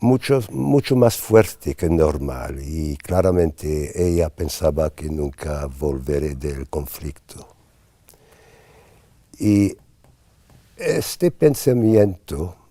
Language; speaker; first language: Spanish; non-native, fluent; English